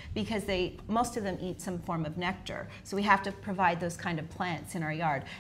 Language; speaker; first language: English; native; English